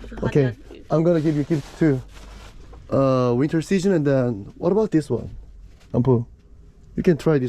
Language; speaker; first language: English; non-native, learner; Korean